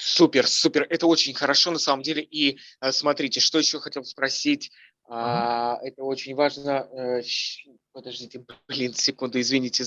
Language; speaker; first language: Russian; native; Russian